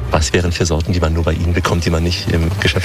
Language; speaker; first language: German; native; German